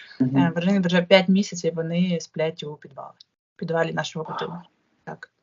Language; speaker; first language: Ukrainian; non-native, local second language; Russian